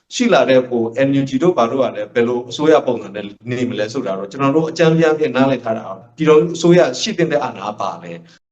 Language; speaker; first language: Burmese; non-native, local second language; S'gaw Karen